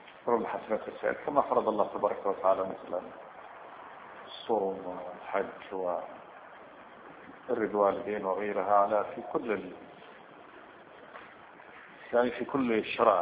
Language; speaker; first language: Arabic; native; Arabic